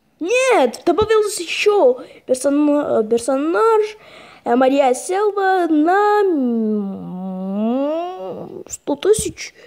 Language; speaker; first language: Russian; non-native, fluent; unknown